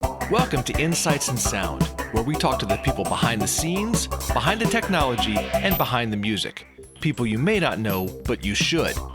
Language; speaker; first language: English; native; English